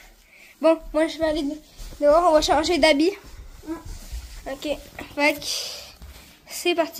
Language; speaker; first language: French; native; French